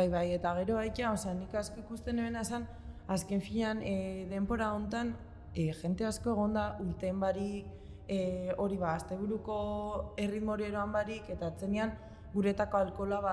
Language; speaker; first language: Basque; native; Basque